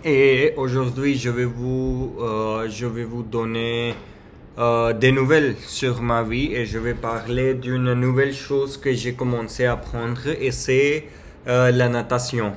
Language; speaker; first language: French; non-native, learner; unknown